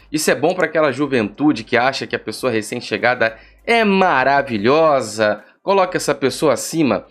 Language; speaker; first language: Portuguese; native; Portuguese